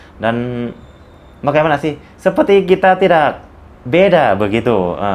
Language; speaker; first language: Indonesian; non-native, learner; Lao